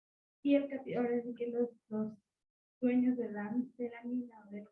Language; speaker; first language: Spanish; native; Spanish